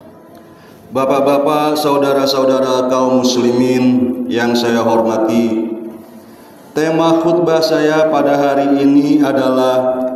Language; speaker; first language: Indonesian; native; Indonesian